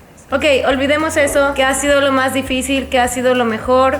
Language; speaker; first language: Spanish; native; Spanish